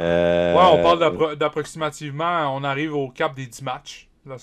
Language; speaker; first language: French; native; French